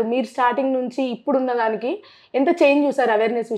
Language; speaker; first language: Telugu; native; Telugu